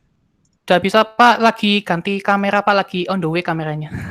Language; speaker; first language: Indonesian; native; Indonesian